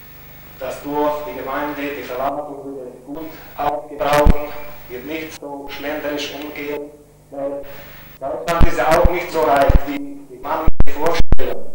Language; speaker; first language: German; non-native, local second language; Hungarian